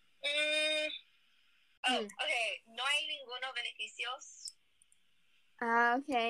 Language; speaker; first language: Spanish; non-native, learner; English